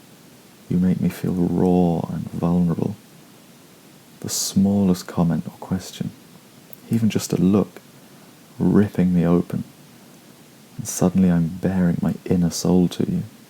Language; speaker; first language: English; native; English